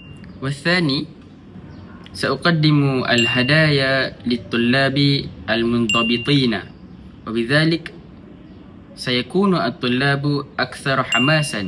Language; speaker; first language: Arabic; non-native, learner; Malay